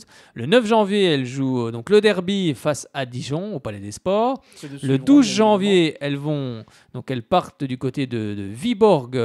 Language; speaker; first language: French; native; French